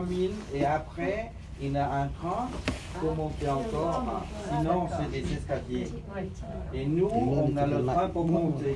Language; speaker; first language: French; non-native, fluent; Vietnamese